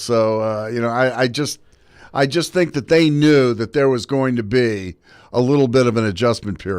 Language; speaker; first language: English; native; English